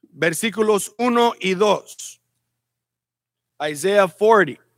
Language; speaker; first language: Spanish; early bilingual, heritage; Spanish